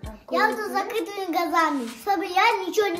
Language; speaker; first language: Russian; non-native, local second language; Kazakh